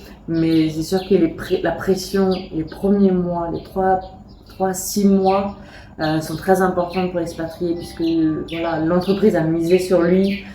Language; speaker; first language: French; native; French